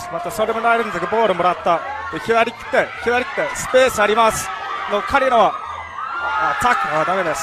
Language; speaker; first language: Japanese; non-native, learner; English